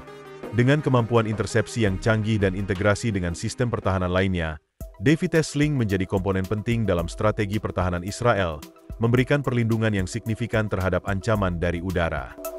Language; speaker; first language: Indonesian; native; Indonesian